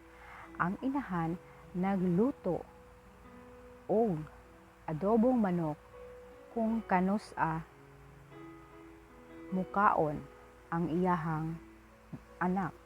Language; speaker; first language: Cebuano; non-native, learner; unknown